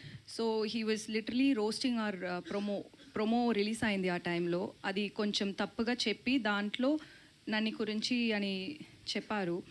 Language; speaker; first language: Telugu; non-native, learner; Tamil